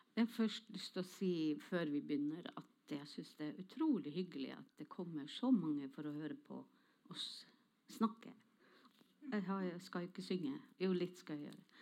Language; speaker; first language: Norwegian; non-native, local second language; Northern Sami